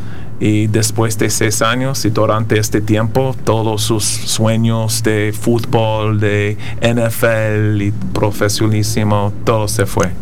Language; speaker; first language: Spanish; non-native, fluent; English